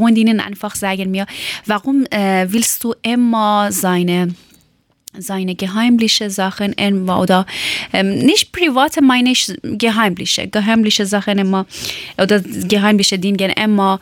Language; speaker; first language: German; non-native, learner; Persian